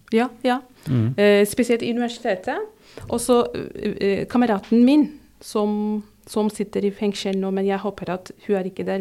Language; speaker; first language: Norwegian; non-native, fluent; Turkish